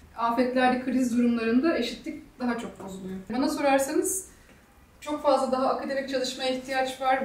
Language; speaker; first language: Turkish; native; Turkish